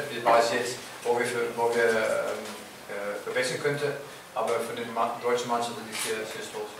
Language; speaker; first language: German; non-native, fluent; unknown